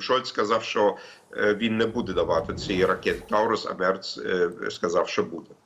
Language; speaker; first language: Ukrainian; non-native, fluent; German